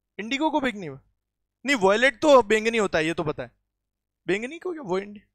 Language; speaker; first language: Hindi; native; Hindi